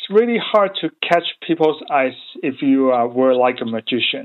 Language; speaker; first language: English; non-native, learner; Chinese